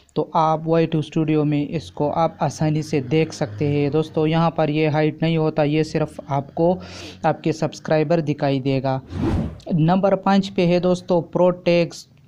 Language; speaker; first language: Urdu; non-native, local second language; Pashto